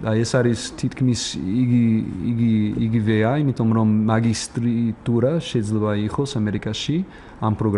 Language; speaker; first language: Georgian; non-native, learner; English